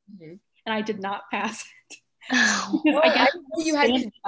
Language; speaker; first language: English; native; English